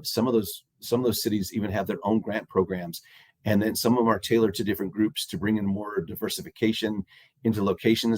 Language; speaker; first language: English; native; English